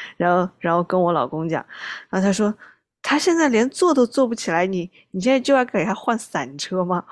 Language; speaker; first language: Chinese; native; Chinese